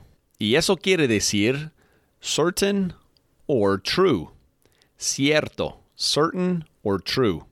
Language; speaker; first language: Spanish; non-native, fluent; English